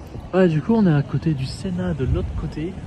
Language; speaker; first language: French; native; French